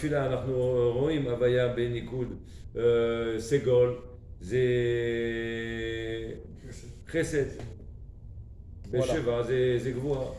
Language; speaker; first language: Hebrew; non-native, fluent; French